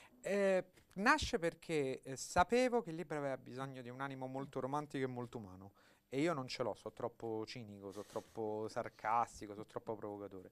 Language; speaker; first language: Italian; native; Italian